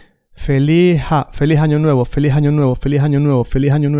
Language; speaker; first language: Spanish; native; Spanish